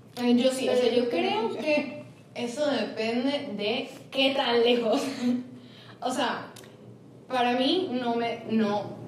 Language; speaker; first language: Spanish; native; Spanish